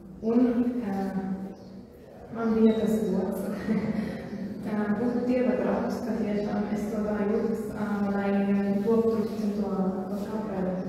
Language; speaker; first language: Latvian; non-native, learner; German